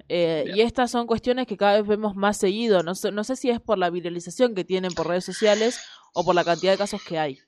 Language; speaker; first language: Spanish; native; Spanish